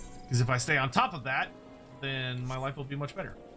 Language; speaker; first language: English; native; English